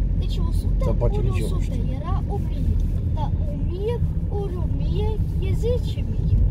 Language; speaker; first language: Romanian; early bilingual, heritage; Romanian